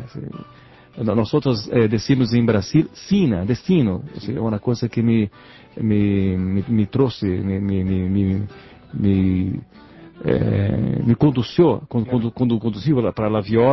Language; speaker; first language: Spanish; non-native, learner; Portuguese